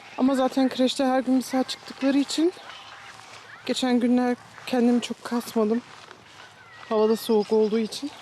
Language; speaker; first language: Turkish; early bilingual, heritage; Turkish